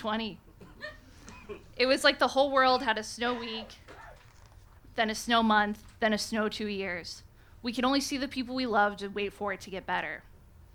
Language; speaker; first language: English; native; English